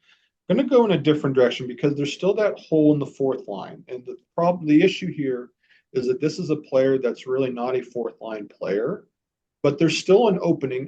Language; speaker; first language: English; native; English